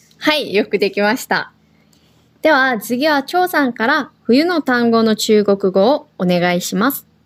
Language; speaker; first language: Japanese; non-native, fluent; Korean